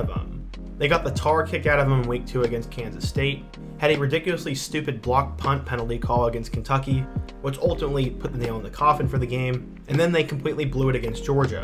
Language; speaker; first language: English; native; English